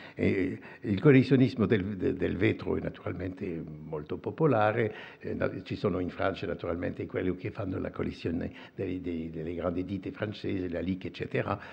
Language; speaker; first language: Italian; non-native, fluent; French